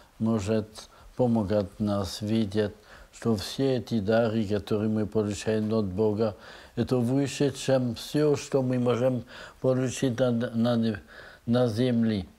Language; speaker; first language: Russian; non-native, learner; French